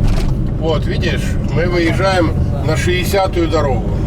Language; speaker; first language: Russian; native; Russian